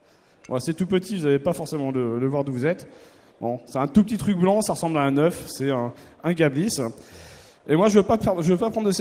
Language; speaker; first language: French; native; French